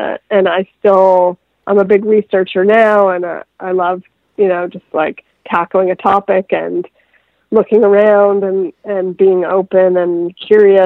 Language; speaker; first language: English; native; English